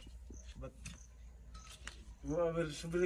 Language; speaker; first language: English; non-native, learner; Cebuano